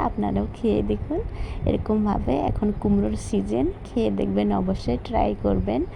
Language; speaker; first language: Bangla; non-native, local second language; Nepali